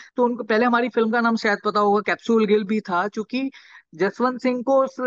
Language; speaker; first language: Hindi; native; Hindi